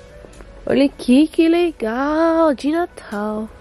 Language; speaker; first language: Portuguese; non-native, learner; Dutch